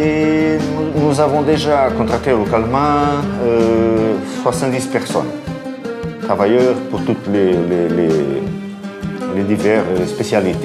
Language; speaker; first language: French; non-native, fluent; Portuguese